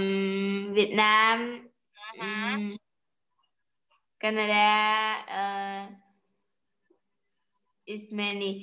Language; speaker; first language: English; non-native, learner; Vietnamese